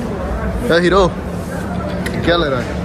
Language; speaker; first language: Hindi; non-native, learner; Bangla